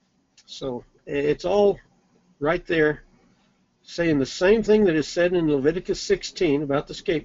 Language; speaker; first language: English; native; English